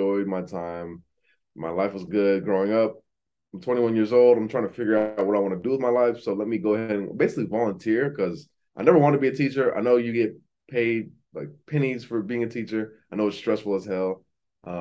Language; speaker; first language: English; native; English